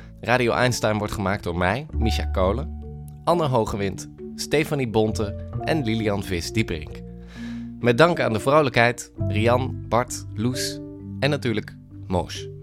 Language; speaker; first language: Dutch; native; Dutch